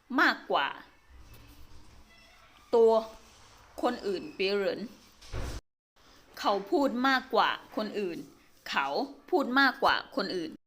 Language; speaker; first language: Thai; native; Thai